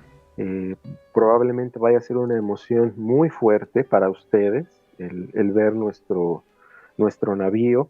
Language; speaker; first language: Spanish; native; Spanish